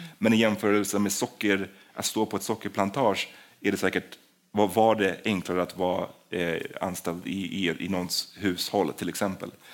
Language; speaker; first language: Swedish; native; Swedish